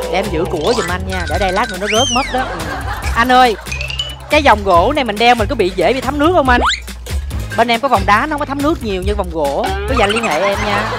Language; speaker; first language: Vietnamese; native; Vietnamese